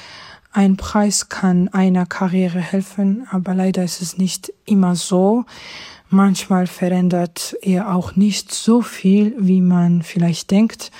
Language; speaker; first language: German; non-native, fluent; Georgian